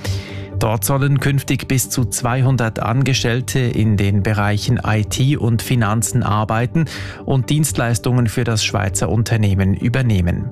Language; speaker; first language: German; native; German